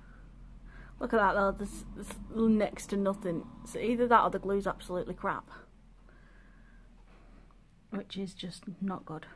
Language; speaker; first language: English; native; English